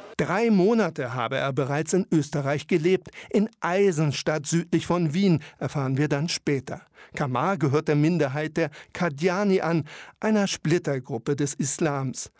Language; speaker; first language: German; native; German